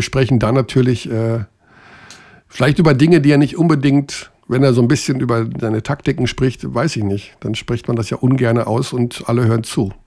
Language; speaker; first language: German; native; German